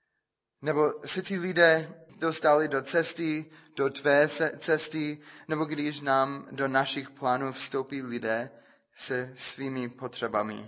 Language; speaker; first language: Czech; non-native, fluent; English